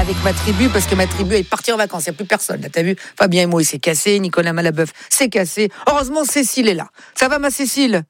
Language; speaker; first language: French; native; French